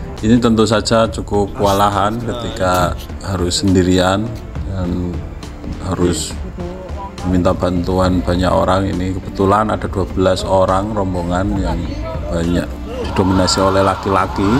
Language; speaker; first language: Indonesian; native; Indonesian